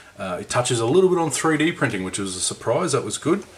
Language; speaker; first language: English; native; English